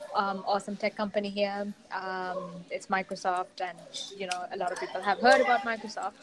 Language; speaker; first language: English; non-native, local second language; Sinhala